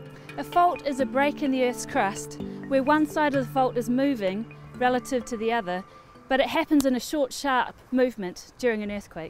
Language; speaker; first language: English; native; English